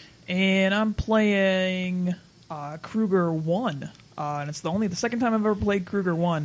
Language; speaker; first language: English; native; English